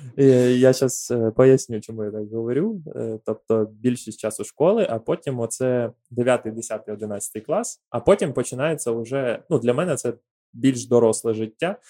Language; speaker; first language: Ukrainian; native; Ukrainian